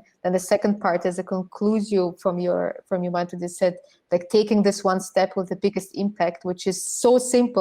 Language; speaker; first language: English; non-native, fluent; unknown